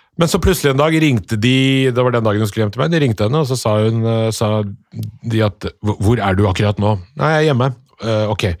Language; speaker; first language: Norwegian; early bilingual, other home language; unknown